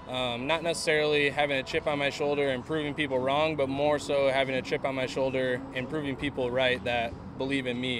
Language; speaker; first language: English; native; English